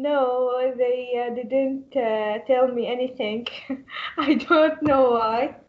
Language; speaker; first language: English; non-native, learner; Arabic